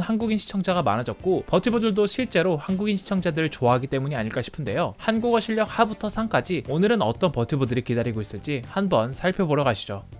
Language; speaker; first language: Korean; native; Korean